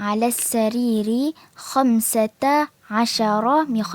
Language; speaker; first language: Arabic; non-native, learner; Malay